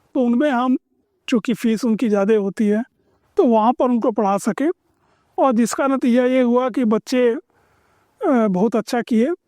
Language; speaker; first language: Hindi; native; Hindi